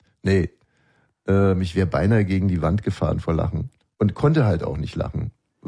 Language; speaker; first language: German; native; German